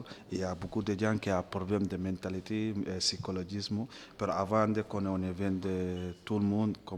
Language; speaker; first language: French; non-native, learner; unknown